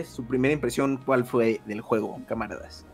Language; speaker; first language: Spanish; native; Spanish